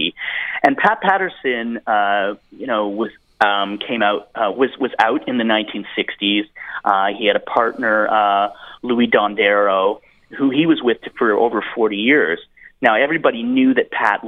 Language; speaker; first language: English; native; English